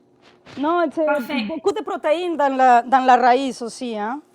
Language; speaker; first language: French; non-native, learner; Spanish